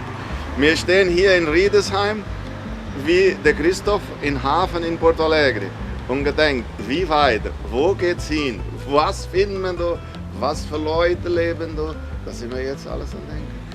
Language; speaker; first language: German; early bilingual, heritage; Portuguese